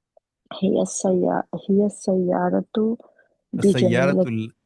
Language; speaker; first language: Arabic; non-native, learner; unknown